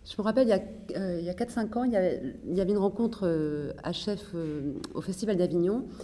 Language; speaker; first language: French; native; French